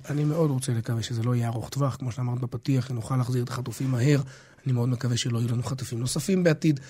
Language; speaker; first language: Hebrew; native; Hebrew